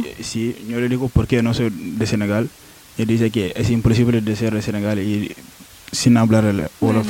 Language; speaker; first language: Spanish; non-native, learner; Wolof